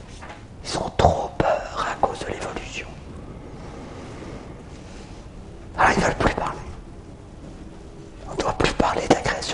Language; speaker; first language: French; native; French